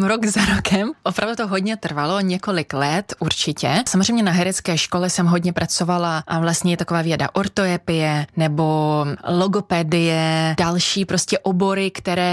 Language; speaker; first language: Czech; non-native, fluent; Russian